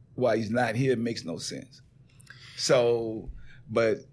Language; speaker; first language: English; native; English